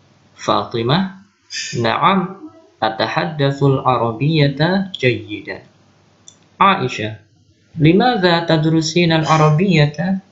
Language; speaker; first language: Arabic; non-native, local second language; Indonesian